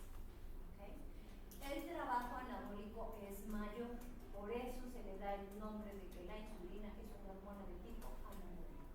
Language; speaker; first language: Spanish; native; Spanish